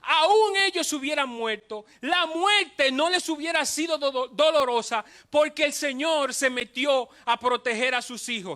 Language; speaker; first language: Spanish; native; Spanish